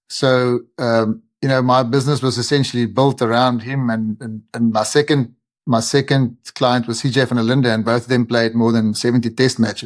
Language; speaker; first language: English; non-native, local second language; Afrikaans